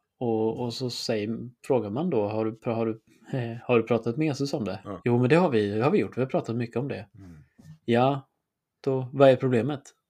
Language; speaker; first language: Swedish; native; Swedish